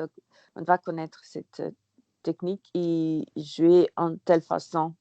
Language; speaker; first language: French; non-native, learner; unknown